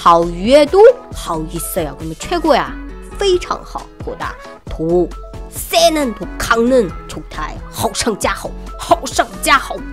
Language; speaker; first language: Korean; non-native, fluent; Chinese